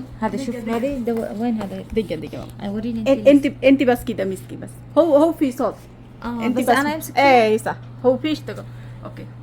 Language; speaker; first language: Arabic; non-native, learner; Bangla